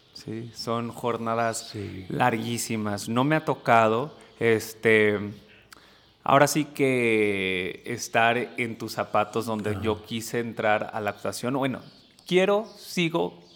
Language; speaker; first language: Spanish; early bilingual, heritage; Spanish